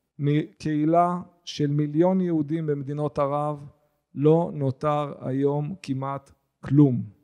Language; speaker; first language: Hebrew; native; Hebrew